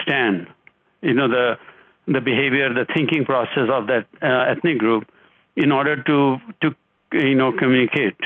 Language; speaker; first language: English; non-native, local second language; Hindi